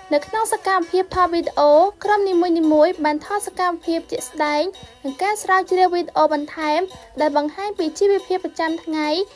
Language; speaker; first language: Khmer; non-native, local second language; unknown